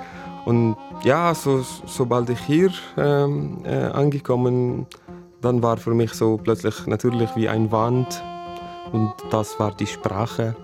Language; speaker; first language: German; non-native, fluent; Arabic